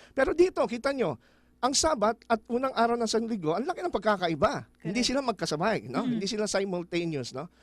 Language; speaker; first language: Filipino; native; Filipino